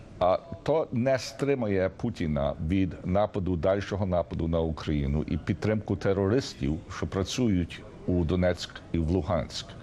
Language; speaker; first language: Ukrainian; early bilingual, heritage; Ukrainian